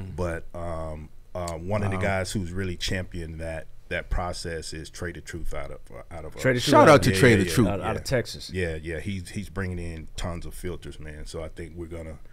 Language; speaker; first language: English; native; English